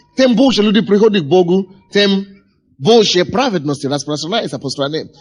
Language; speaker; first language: Russian; non-native, fluent; Yoruba